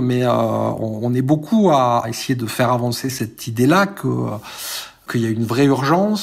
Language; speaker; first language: French; native; French